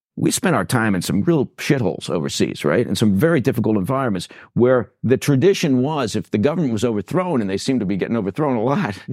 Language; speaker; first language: English; native; English